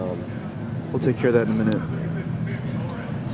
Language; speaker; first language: English; native; English